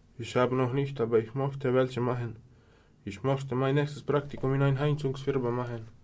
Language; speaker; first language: German; non-native, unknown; Serbian